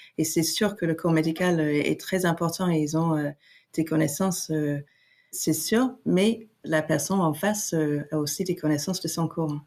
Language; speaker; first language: French; non-native, fluent; English